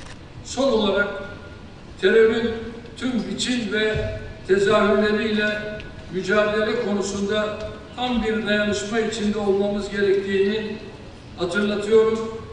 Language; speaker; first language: Turkish; native; Turkish